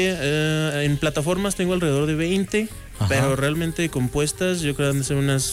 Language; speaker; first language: Spanish; native; Spanish